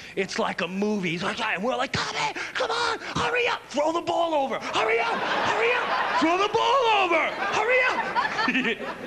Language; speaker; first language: English; native; English